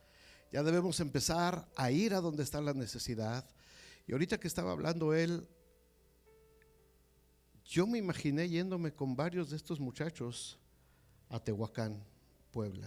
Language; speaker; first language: Spanish; native; Spanish